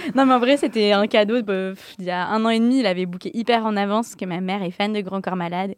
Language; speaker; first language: French; native; French